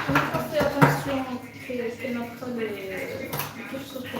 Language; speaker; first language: French; non-native, local second language; Arabic